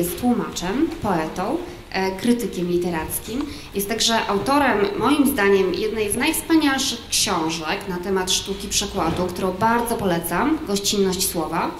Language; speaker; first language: Polish; native; Polish